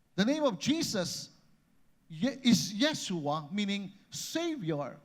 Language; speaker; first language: English; non-native, local second language; Filipino